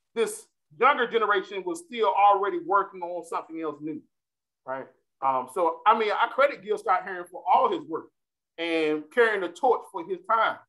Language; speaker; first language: English; native; English